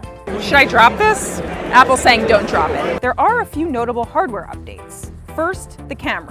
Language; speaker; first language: English; native; English